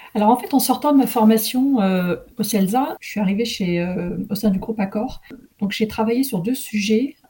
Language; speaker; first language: French; early bilingual, other home language; Arabic